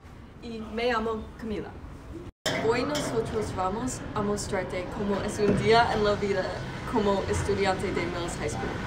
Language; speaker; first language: Spanish; non-native, learner; English